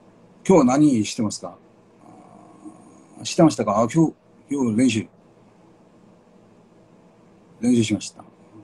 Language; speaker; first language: Japanese; non-native, learner; Korean